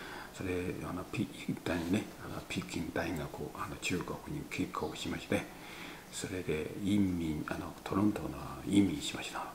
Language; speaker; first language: Japanese; non-native, learner; Chinese